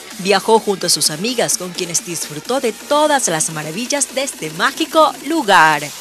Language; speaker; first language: Spanish; native; Spanish